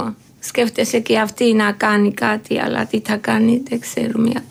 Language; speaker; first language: Greek; non-native, learner; Georgian